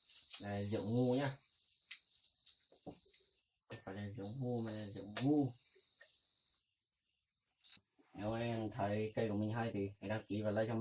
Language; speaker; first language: Vietnamese; non-native, local second language; Hmong